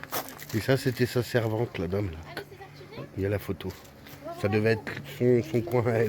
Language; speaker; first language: French; native; French